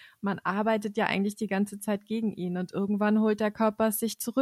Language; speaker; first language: German; native; German